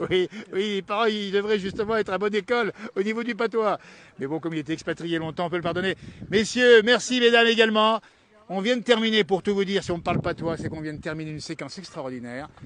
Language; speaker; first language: French; native; French